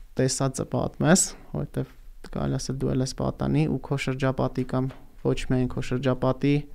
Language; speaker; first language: Armenian; native; Armenian